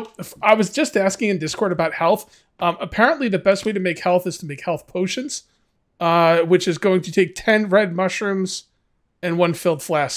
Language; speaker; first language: English; native; English